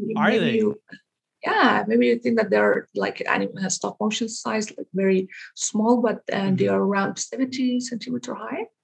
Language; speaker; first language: English; non-native, fluent; Persian